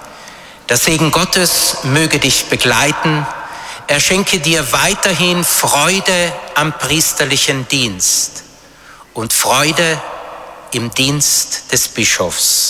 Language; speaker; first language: German; native; German